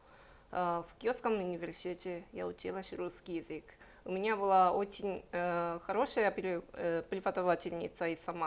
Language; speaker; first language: Russian; non-native, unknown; Japanese